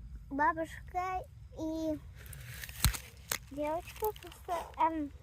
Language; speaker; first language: Russian; early bilingual, heritage; Russian